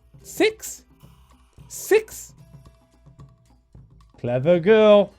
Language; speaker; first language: English; native; English